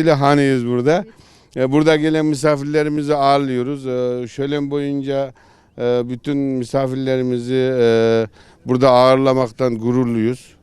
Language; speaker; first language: Turkish; non-native, local second language; Kyrgyz